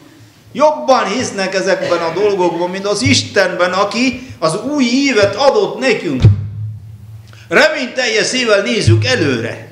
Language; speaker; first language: Hungarian; non-native, fluent; Malayalam